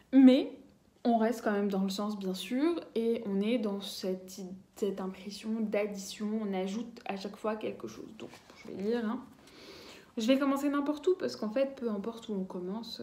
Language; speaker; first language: French; native; French